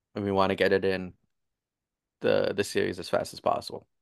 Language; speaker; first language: English; native; English